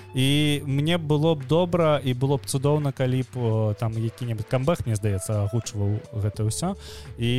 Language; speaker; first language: Belarusian; non-native, local second language; Russian